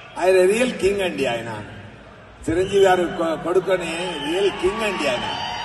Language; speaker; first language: Telugu; non-native, learner; Tamil